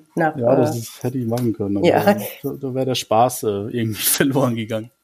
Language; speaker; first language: German; native; German